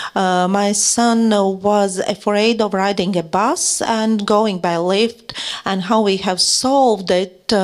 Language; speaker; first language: English; non-native, fluent; Latvian